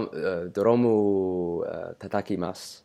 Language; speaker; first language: Japanese; non-native, learner; English